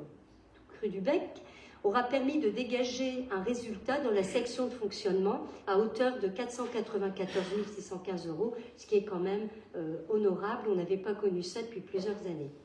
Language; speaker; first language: French; native; French